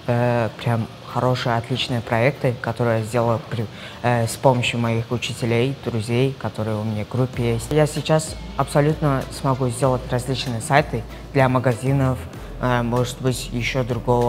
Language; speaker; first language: Russian; non-native, local second language; Uzbek